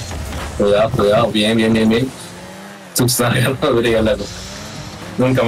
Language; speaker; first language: Spanish; native; Spanish